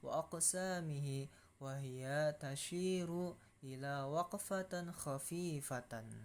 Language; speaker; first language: Arabic; non-native, learner; Indonesian